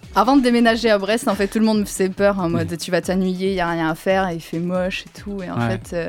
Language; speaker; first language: French; non-native, fluent; Ukrainian